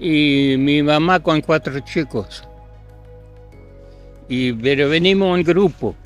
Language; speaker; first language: Spanish; early bilingual, other home language; German